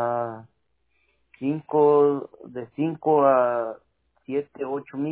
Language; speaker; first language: Spanish; native; Spanish